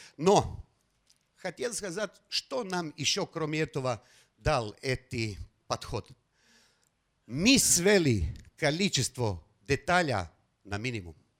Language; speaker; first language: Russian; non-native, fluent; Slovenian